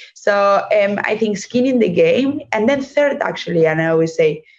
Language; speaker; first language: English; non-native, fluent; Spanish